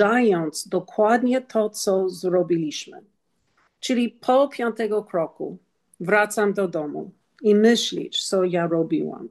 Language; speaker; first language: Polish; non-native, learner; English